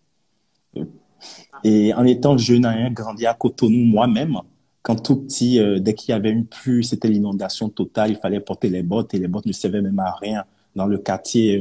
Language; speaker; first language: French; non-native, local second language; Yoruba